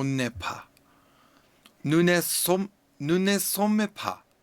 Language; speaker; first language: French; non-native, learner; English